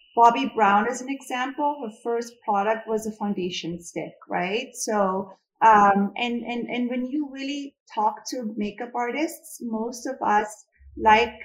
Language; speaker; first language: English; non-native, fluent; German